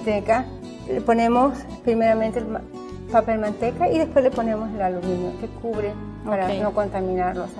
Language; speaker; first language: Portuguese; non-native, learner; Spanish